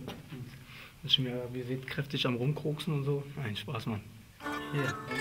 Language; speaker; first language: German; native; German